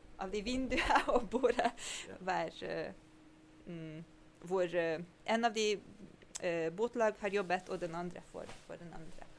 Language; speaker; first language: Norwegian; non-native, fluent; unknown